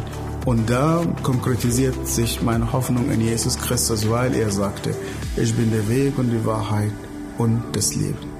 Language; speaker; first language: German; non-native, fluent; Arabic